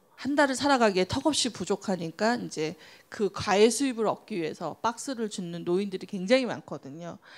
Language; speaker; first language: Korean; native; Korean